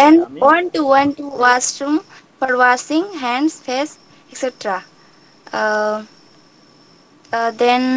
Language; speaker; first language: English; non-native, learner; Bangla